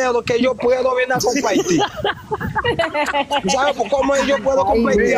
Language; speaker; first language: Spanish; non-native, learner; Haitian Creole